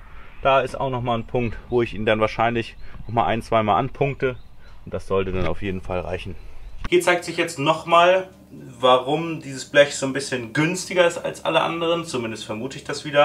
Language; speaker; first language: German; native; German